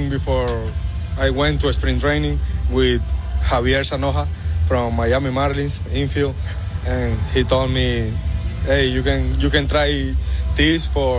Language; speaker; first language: English; non-native, fluent; Spanish